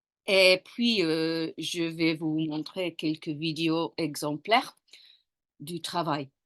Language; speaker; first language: French; non-native, fluent; English